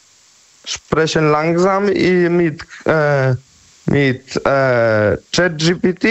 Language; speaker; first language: German; non-native, learner; Polish